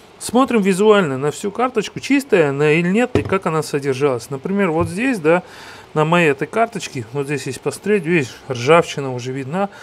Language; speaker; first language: Russian; non-native, fluent; Georgian